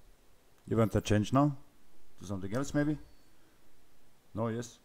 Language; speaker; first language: English; non-native, learner; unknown